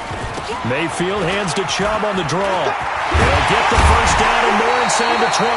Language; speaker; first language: English; native; English